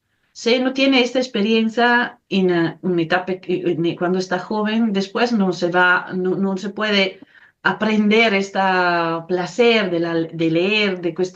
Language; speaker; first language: Spanish; non-native, fluent; Italian